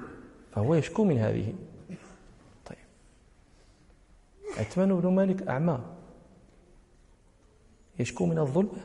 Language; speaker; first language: Arabic; native; Arabic